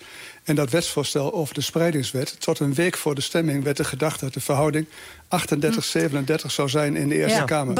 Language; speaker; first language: Dutch; native; Dutch